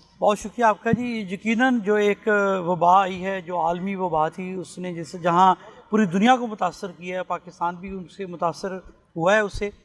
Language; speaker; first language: Urdu; non-native, local second language; Punjabi